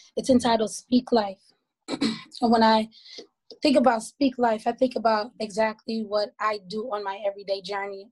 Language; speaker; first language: English; native; English